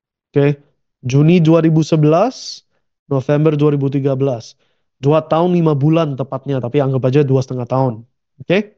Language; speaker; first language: Indonesian; early bilingual, heritage; Indonesian